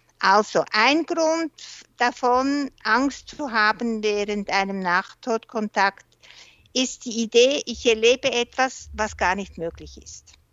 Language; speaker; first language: German; non-native, local second language; French